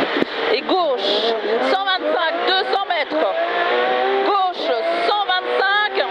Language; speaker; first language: French; native; French